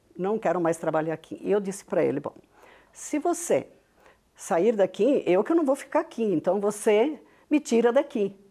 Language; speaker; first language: Portuguese; non-native, local second language; Venetian